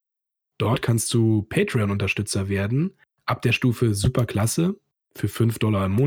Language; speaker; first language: German; native; German